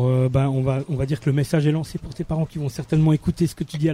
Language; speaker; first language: French; native; French